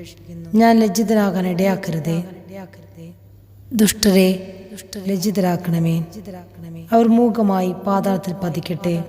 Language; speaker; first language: Malayalam; native; Malayalam